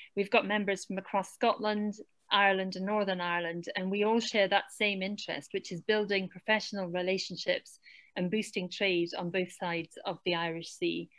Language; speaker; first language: English; native; English